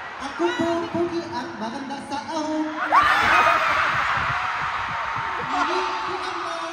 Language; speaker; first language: Filipino; non-native, learner; Korean